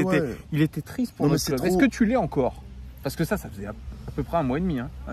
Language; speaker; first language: French; native; French